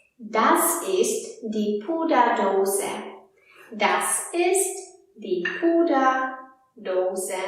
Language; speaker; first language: German; non-native, fluent; Polish